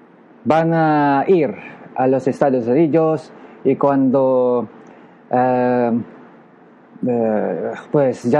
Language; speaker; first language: Spanish; non-native, learner; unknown